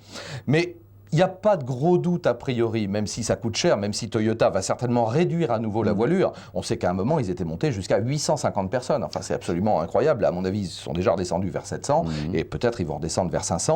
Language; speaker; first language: French; native; French